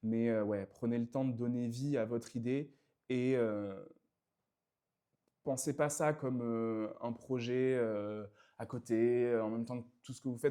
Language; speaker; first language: French; native; French